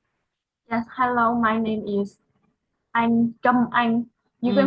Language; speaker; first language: English; non-native, learner; Vietnamese